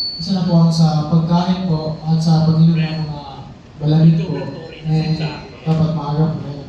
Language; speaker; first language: Filipino; non-native, local second language; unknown